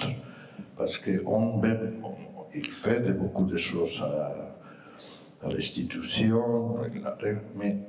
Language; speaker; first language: French; non-native, fluent; Spanish